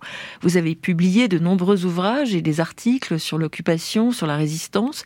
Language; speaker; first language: French; native; French